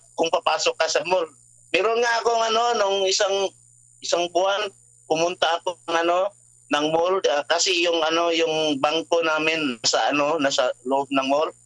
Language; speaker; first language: Filipino; non-native, local second language; Cebuano